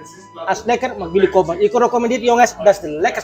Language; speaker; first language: Dutch; non-native, learner; Indonesian